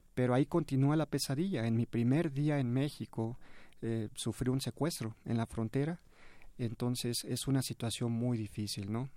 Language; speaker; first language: Spanish; early bilingual, heritage; Spanish